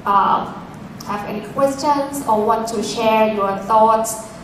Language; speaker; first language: English; non-native, fluent; Thai